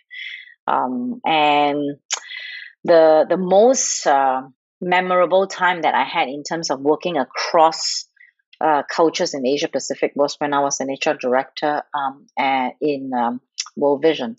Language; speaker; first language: English; non-native, local second language; Cantonese